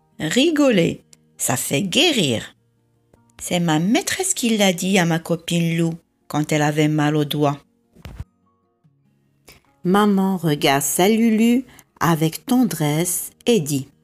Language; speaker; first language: French; native; French